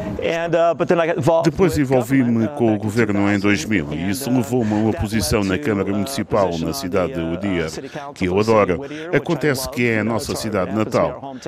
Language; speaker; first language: Portuguese; early bilingual, heritage; Portuguese